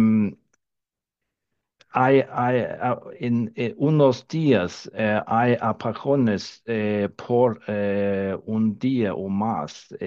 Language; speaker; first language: Spanish; non-native, fluent; Danish